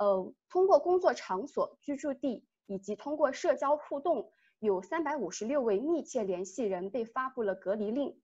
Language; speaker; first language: Chinese; native; Chinese